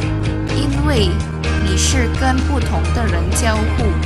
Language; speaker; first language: Chinese; non-native, learner; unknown